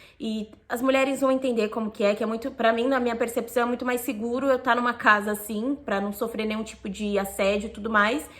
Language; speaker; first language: Portuguese; native; Portuguese